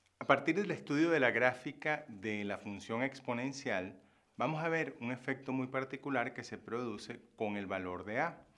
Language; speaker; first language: Spanish; native; Spanish